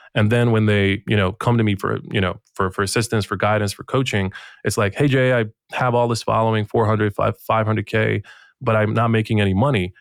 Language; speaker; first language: English; non-native, fluent; Bosnian